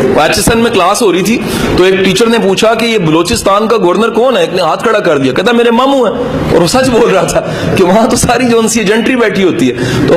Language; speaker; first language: Urdu; non-native, local second language; Punjabi